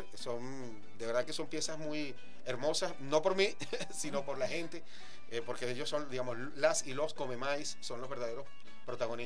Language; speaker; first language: Spanish; native; Spanish